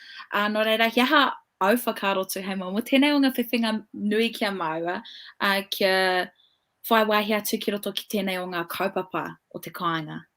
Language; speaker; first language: Māori; non-native, local second language; English